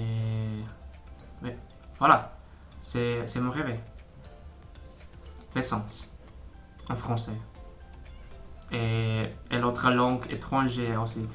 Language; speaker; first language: French; non-native, learner; Indonesian